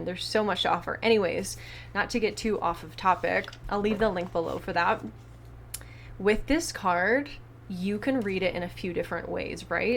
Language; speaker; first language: English; native; English